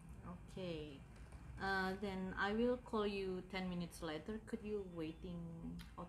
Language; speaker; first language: English; non-native, learner; Indonesian